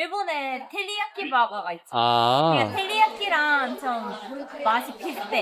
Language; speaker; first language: Korean; non-native, learner; Japanese